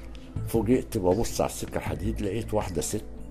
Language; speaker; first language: Arabic; native; Arabic